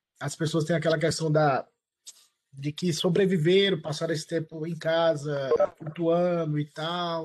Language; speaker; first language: Portuguese; native; Portuguese